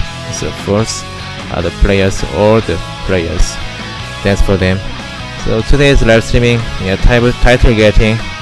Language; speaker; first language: English; non-native, learner; Korean